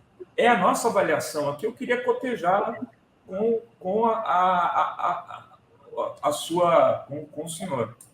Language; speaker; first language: Portuguese; native; Portuguese